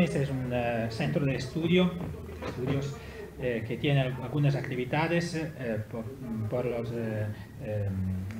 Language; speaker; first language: Spanish; non-native, learner; Italian